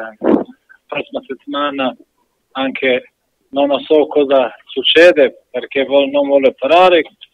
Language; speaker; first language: Italian; non-native, learner; Bosnian